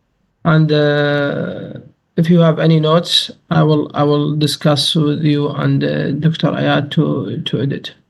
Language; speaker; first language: English; non-native, learner; Arabic